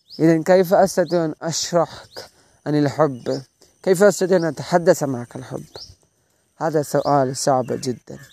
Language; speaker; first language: Arabic; non-native, learner; Malayalam